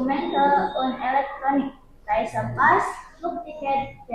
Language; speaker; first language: German; non-native, learner; Indonesian